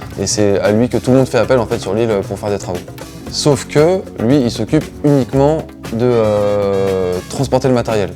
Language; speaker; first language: French; native; French